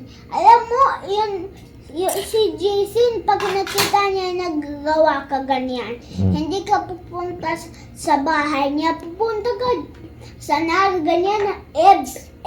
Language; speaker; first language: Filipino; non-native, learner; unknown